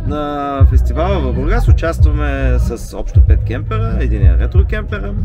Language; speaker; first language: Bulgarian; native; Bulgarian